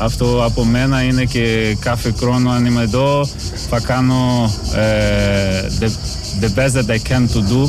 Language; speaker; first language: Greek; non-native, learner; Portuguese